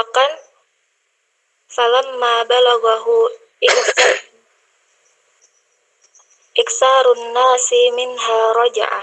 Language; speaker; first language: Arabic; non-native, learner; Indonesian